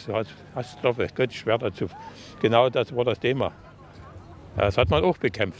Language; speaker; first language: German; native; German